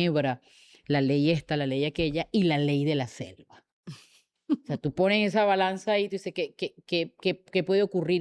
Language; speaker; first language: Spanish; native; Spanish